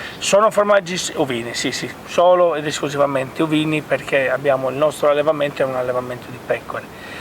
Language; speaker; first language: Italian; native; Italian